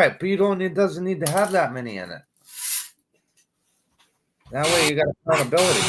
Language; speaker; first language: English; native; English